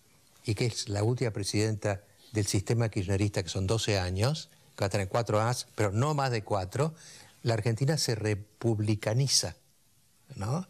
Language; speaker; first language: Spanish; native; Spanish